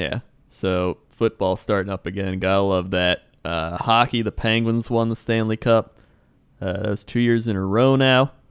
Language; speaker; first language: English; native; English